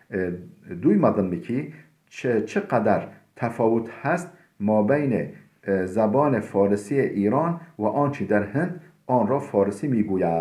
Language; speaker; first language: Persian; non-native, fluent; Turkish